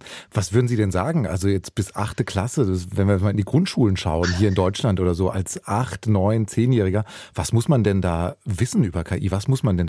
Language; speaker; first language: German; native; German